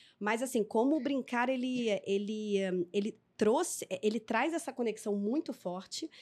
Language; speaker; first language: Portuguese; native; Portuguese